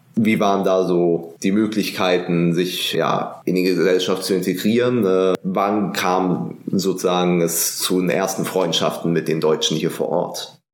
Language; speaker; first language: German; early bilingual, other home language; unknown